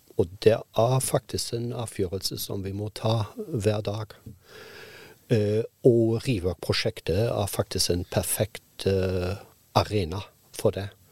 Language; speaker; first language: Norwegian; non-native, fluent; German